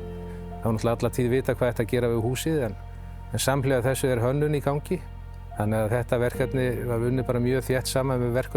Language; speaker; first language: Icelandic; native; Icelandic